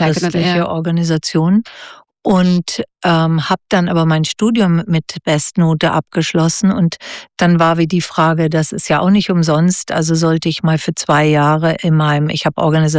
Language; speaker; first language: German; native; German